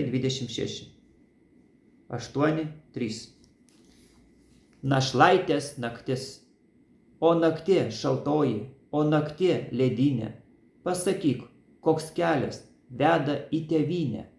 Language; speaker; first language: Lithuanian; native; Lithuanian